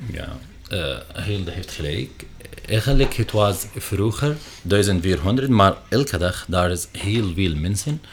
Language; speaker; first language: Dutch; non-native, learner; Arabic